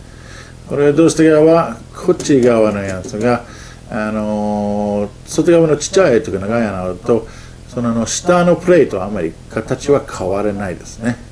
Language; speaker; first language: Japanese; non-native, fluent; English